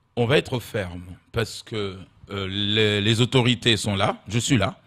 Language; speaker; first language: French; native; French